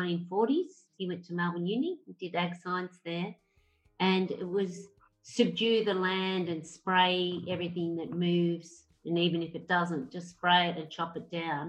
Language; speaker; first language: English; native; English